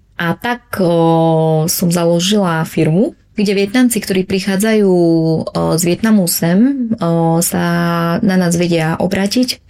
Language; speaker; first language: Slovak; early bilingual, other home language; Vietnamese